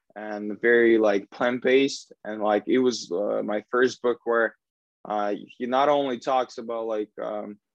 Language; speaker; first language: English; non-native, fluent; Russian